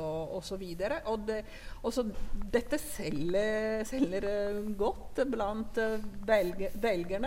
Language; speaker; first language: Norwegian; non-native, fluent; Italian